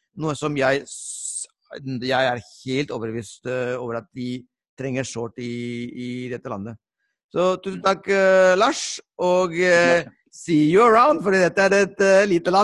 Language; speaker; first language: Norwegian; non-native, fluent; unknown